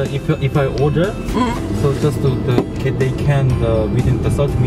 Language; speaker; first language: English; non-native, learner; Korean